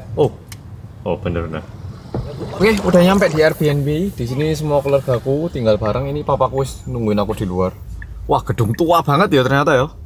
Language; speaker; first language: Indonesian; native; Indonesian